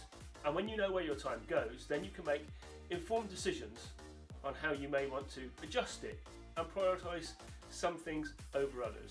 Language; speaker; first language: English; native; English